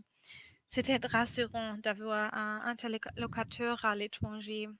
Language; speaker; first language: French; non-native, fluent; German